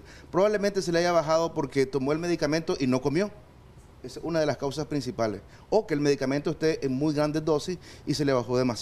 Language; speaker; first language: Spanish; native; Spanish